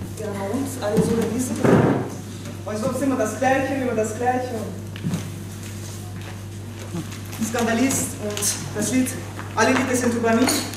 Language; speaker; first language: German; non-native, fluent; Russian